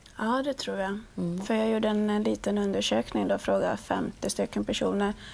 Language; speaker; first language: Swedish; early bilingual, other home language; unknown